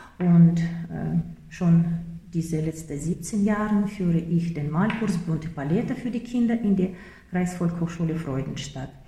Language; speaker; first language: German; non-native, fluent; Russian